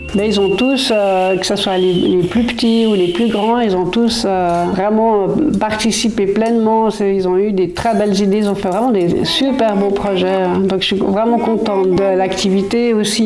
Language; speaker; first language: French; native; French